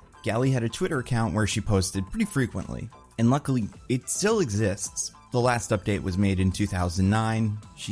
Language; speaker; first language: English; native; English